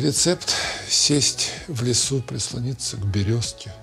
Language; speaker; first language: Russian; native; Russian